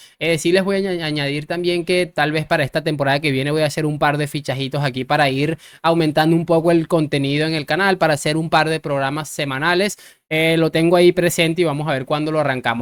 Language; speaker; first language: Spanish; native; Spanish